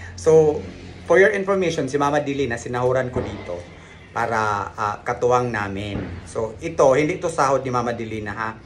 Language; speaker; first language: Filipino; non-native, local second language; Cebuano